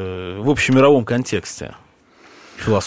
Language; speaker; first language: Russian; native; Russian